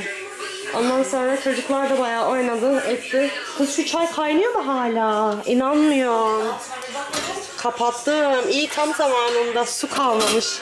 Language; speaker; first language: Turkish; native; Turkish